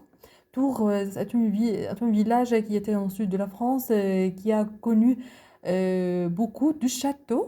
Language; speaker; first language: French; non-native, learner; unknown